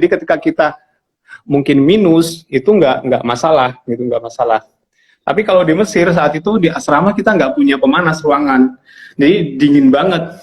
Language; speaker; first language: Indonesian; non-native, local second language; Javanese